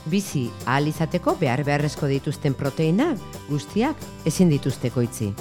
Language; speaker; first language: Basque; native; Basque